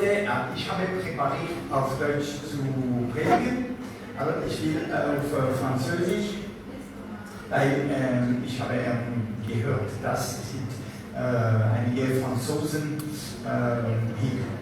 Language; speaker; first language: German; non-native, learner; French